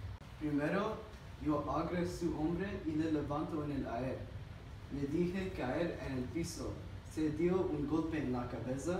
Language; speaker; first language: Spanish; non-native, learner; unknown